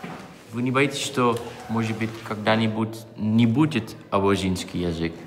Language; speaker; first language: Russian; non-native, fluent; Dutch